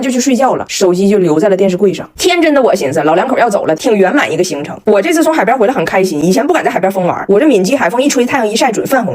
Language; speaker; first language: Chinese; native; Chinese